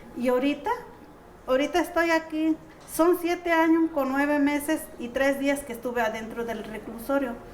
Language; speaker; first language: Spanish; non-native, local second language; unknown